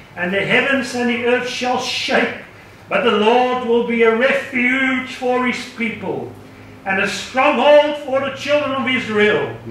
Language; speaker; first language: English; non-native, local second language; Afrikaans